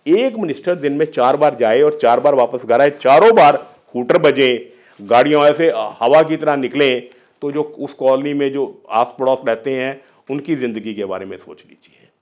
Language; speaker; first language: Hindi; non-native, local second language; Punjabi